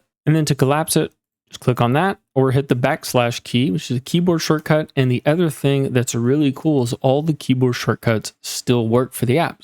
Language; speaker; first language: English; native; English